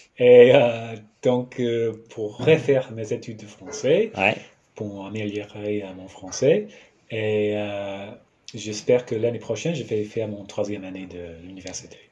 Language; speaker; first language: French; non-native, fluent; English